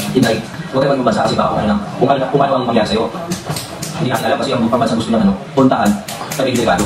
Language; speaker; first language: Filipino; native; Filipino